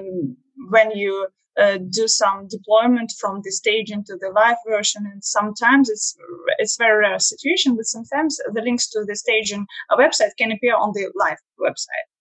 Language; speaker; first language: English; non-native, learner; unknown